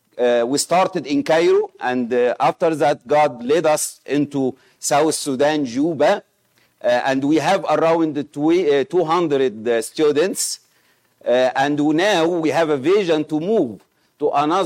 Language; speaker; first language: English; non-native, fluent; Arabic